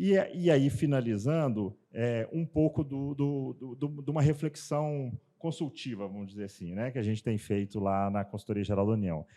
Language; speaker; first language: Portuguese; native; Portuguese